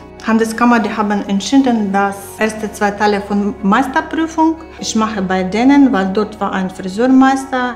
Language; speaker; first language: German; non-native, learner; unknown